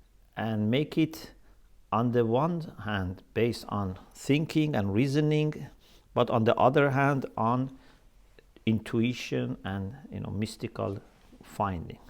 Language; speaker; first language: English; non-native, fluent; Persian